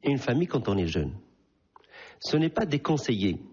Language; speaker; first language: French; non-native, local second language; Arabic